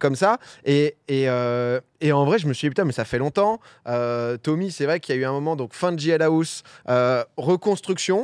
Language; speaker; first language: French; native; French